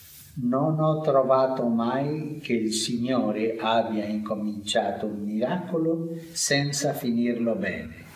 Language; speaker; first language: Italian; non-native, fluent; Spanish